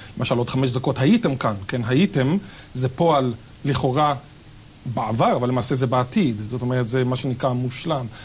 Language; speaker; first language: Hebrew; native; Hebrew